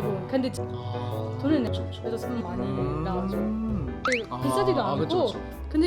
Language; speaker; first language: Korean; non-native, fluent; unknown